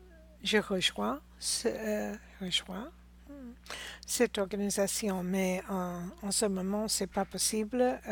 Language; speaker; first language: French; non-native, learner; English